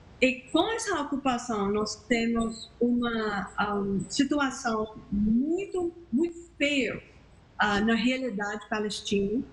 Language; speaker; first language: Portuguese; non-native, fluent; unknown